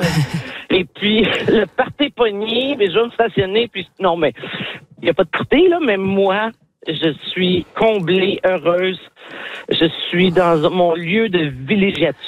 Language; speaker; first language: French; native; French